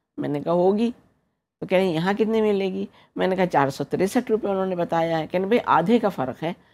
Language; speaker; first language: Urdu; native; Urdu